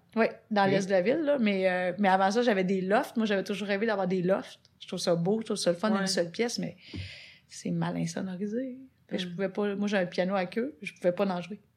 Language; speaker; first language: French; native; French